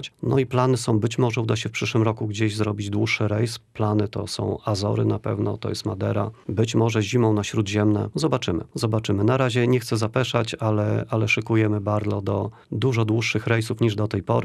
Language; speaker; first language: Polish; native; Polish